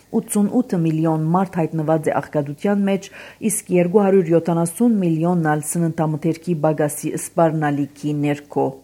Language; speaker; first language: Armenian; early bilingual, heritage; Armenian